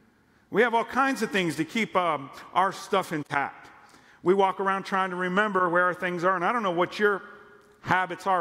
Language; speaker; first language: English; native; English